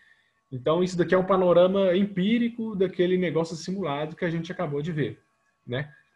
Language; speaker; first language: Portuguese; native; Portuguese